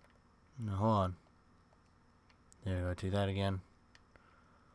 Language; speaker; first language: English; native; English